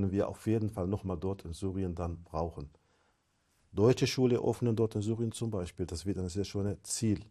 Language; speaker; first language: German; non-native, fluent; Arabic